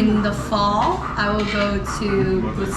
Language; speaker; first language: English; non-native, fluent; Japanese